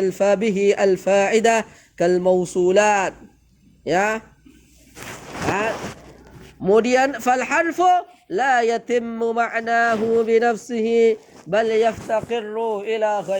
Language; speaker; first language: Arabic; non-native, fluent; Indonesian